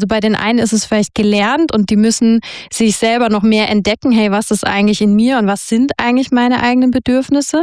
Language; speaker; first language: German; native; German